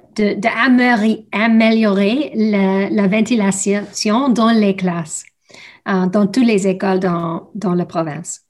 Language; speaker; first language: French; non-native, learner; English